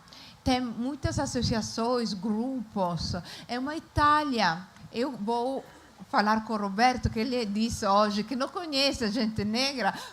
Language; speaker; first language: Portuguese; non-native, fluent; Italian